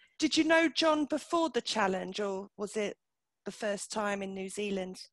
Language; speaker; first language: English; native; English